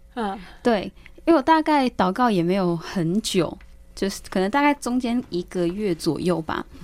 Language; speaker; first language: Chinese; native; Chinese